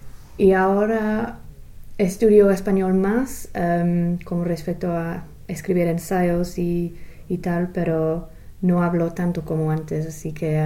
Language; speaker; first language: Spanish; non-native, fluent; English